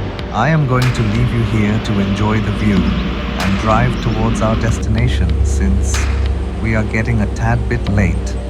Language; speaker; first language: English; non-native, local second language; Sinhala